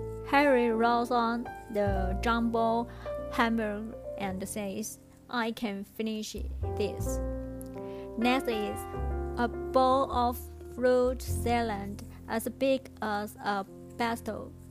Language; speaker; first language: English; non-native, learner; Chinese